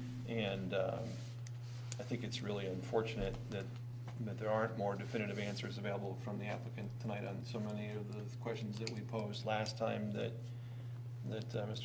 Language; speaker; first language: English; native; English